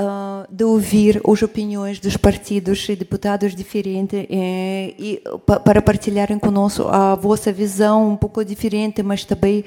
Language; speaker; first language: Portuguese; non-native, fluent; Russian